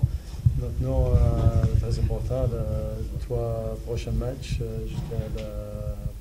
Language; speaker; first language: French; non-native, learner; Arabic